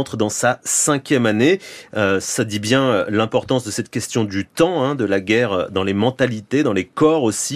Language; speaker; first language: French; native; French